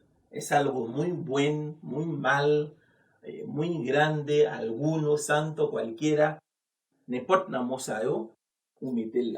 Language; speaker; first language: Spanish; non-native, fluent; Haitian Creole